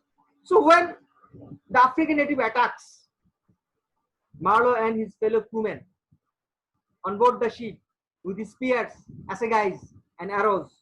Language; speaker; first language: English; non-native, local second language; Bangla